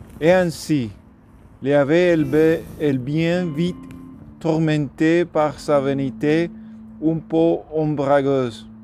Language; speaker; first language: French; non-native, learner; Spanish